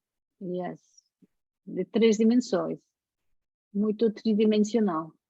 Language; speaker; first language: Portuguese; non-native, fluent; Spanish